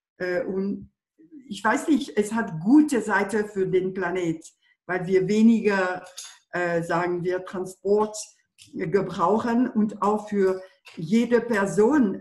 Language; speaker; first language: German; non-native, fluent; French